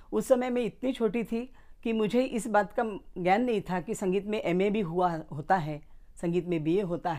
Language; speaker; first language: Hindi; native; Hindi